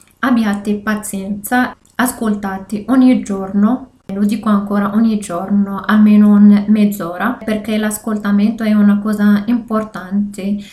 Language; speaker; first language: Italian; non-native, learner; Arabic